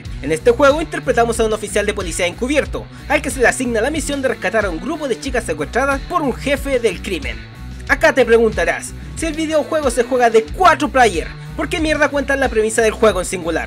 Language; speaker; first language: Spanish; native; Spanish